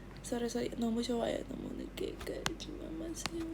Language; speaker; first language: Korean; non-native, learner; Indonesian